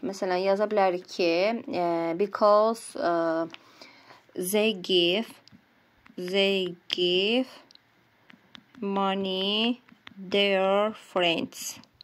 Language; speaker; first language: English; non-native, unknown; Azerbaijani